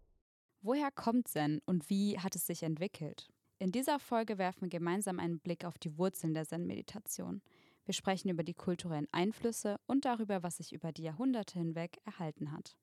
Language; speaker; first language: German; native; German